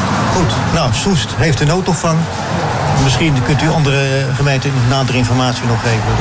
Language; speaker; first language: Dutch; native; Dutch